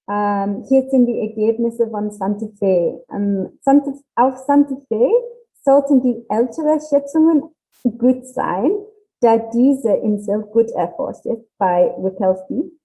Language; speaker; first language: German; non-native, learner; English